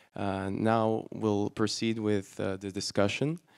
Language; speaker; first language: English; non-native, fluent; Slovak